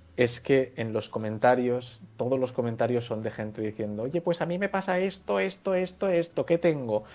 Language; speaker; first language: Spanish; native; Spanish